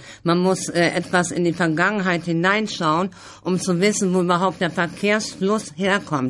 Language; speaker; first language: German; native; German